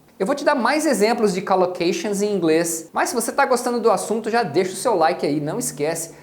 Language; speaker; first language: Portuguese; native; Portuguese